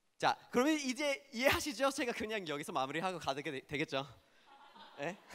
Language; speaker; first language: Korean; non-native, fluent; English